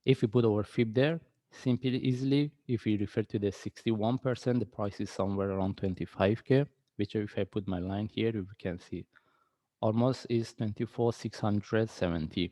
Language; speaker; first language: English; non-native, fluent; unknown